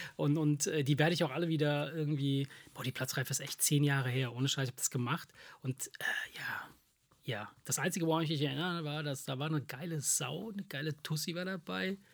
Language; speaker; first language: German; early bilingual, other home language; Italian